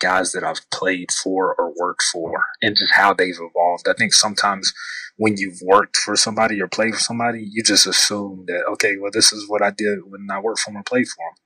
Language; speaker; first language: English; native; English